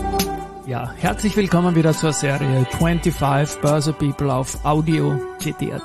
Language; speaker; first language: German; native; German